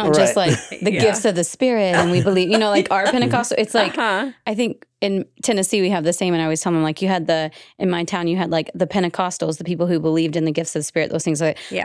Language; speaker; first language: English; native; English